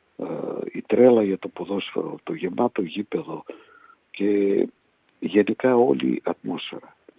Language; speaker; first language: Greek; early bilingual, heritage; Greek